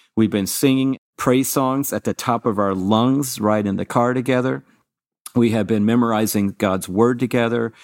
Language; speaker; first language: English; native; English